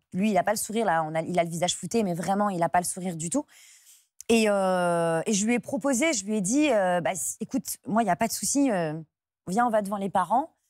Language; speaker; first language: French; native; French